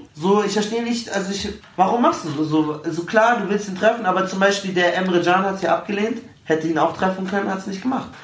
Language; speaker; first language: German; early bilingual, other home language; Arabic